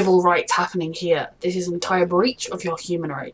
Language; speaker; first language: English; native; English